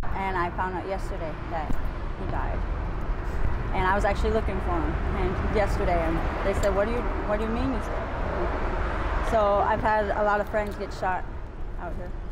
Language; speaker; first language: English; native; English